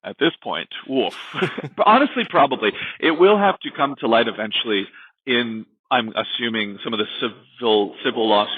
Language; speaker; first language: English; native; English